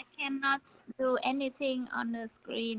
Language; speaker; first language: English; non-native, learner; Vietnamese